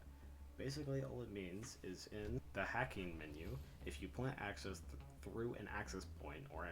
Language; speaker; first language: English; native; English